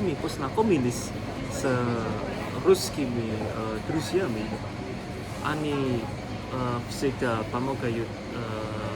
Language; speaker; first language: Russian; non-native, learner; Indonesian